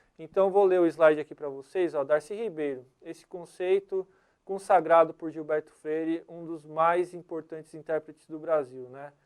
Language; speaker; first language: Portuguese; native; Portuguese